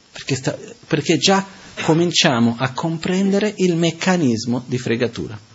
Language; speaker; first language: Italian; non-native, fluent; Portuguese